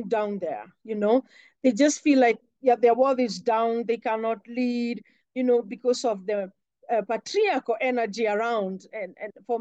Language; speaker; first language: English; non-native, local second language; Kikuyu